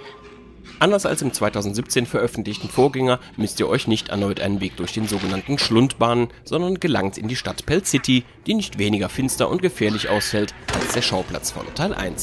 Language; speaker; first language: German; native; German